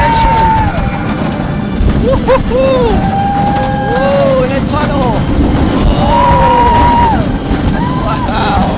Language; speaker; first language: English; native; English